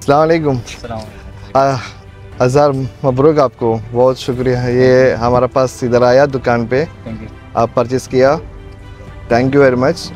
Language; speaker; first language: Hindi; non-native, learner; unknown